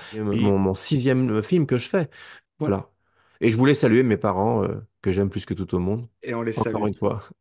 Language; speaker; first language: French; native; French